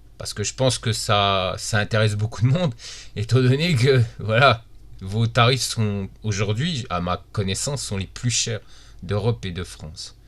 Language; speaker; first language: French; native; French